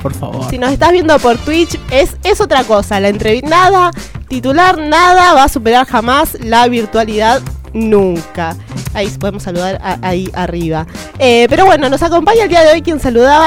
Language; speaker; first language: Spanish; native; Spanish